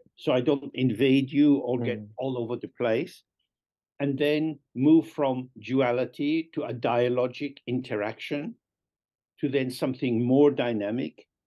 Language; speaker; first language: English; native; English